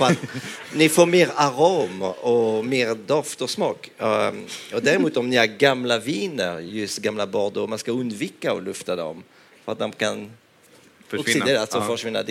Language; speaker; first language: Swedish; non-native, fluent; French